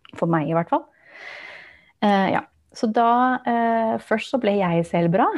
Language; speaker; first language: Norwegian; non-native, fluent; English